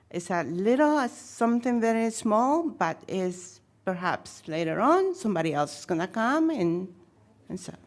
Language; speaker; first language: English; non-native, fluent; Spanish